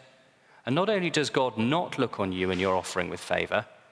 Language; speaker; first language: English; native; English